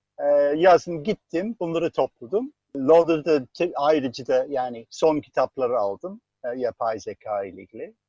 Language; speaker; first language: Turkish; non-native, fluent; English